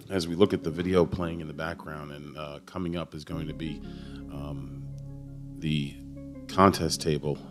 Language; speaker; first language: English; native; English